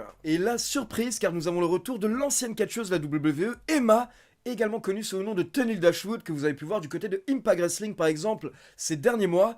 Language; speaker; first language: French; native; French